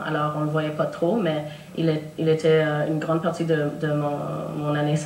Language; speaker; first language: French; non-native, local second language; English